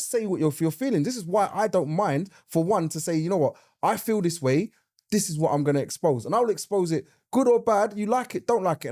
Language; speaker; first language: English; native; English